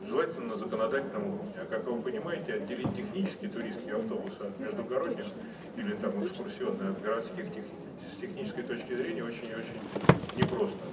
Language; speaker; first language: Russian; native; Russian